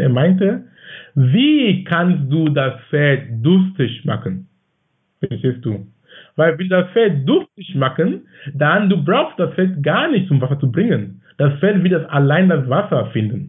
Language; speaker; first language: German; non-native, fluent; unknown